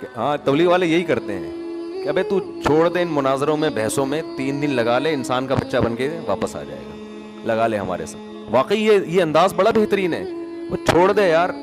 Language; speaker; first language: Urdu; native; Urdu